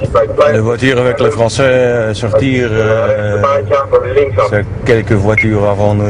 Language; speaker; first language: French; non-native, learner; Dutch